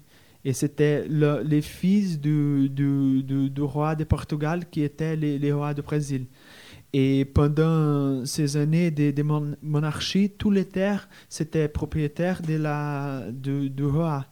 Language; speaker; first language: French; non-native, fluent; Portuguese